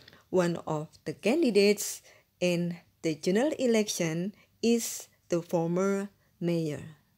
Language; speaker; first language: English; non-native, fluent; Indonesian